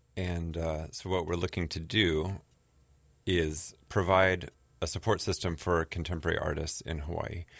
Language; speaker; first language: English; native; English